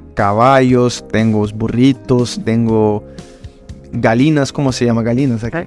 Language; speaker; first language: Spanish; non-native, learner; Portuguese